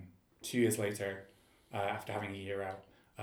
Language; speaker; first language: English; native; English